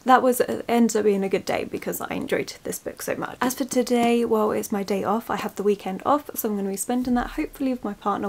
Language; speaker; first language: English; native; English